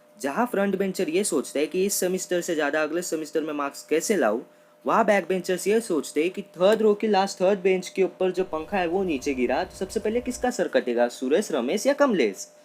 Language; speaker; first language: Hindi; non-native, local second language; Marathi